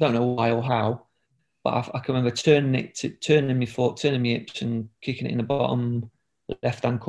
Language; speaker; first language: English; native; English